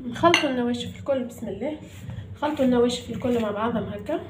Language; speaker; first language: Arabic; native; Arabic